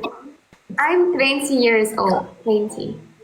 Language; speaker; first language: English; non-native, learner; Russian